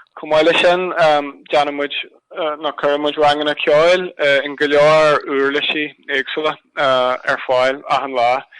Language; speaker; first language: Irish; non-native, local second language; English